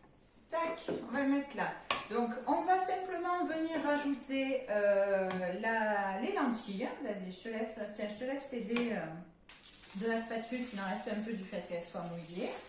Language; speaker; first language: French; native; French